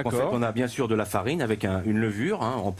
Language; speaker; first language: French; native; French